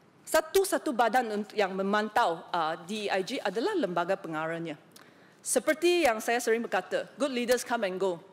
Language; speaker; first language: Malay; non-native, local second language; Chinese